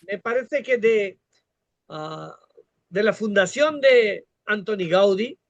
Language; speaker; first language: Spanish; non-native, fluent; Bangla